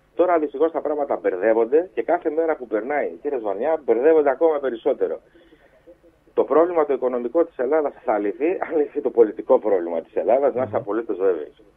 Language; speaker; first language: Greek; native; Greek